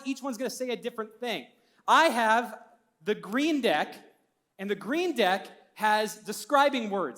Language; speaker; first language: English; native; English